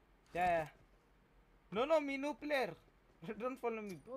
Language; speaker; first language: English; non-native, local second language; Hindi